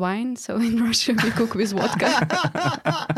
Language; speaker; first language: English; non-native, fluent; Russian